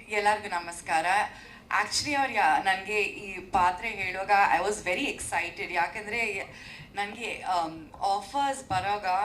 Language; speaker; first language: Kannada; early bilingual, heritage; English